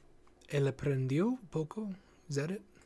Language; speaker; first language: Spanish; non-native, learner; English